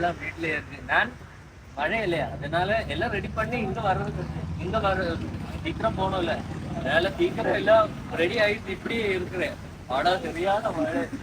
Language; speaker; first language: Tamil; non-native, learner; Malayalam